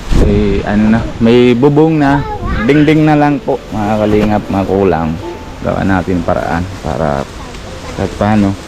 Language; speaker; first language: Filipino; non-native, learner; Punjabi